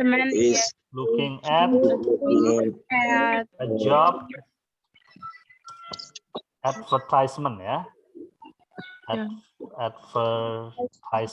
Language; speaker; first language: English; non-native, fluent; Indonesian